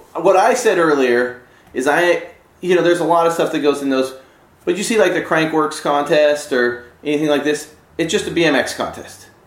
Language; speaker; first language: English; native; English